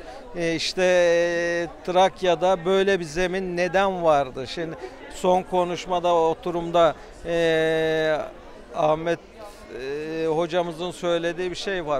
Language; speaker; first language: Turkish; native; Turkish